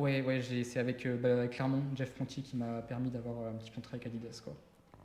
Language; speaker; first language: French; native; French